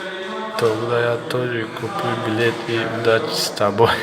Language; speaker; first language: Russian; non-native, learner; Tajik